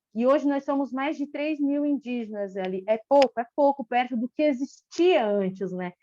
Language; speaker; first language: Portuguese; non-native, local second language; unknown